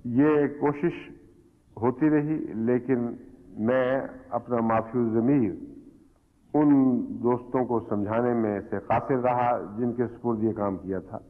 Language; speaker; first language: Urdu; native; Urdu